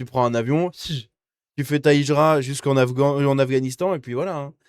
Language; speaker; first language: French; native; French